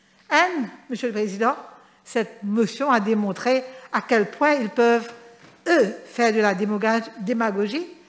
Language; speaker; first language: English; non-native, local second language; Morisyen